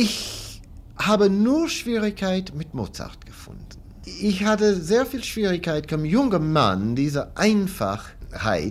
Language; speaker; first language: German; non-native, fluent; English